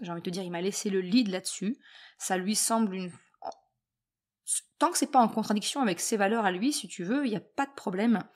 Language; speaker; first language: French; native; French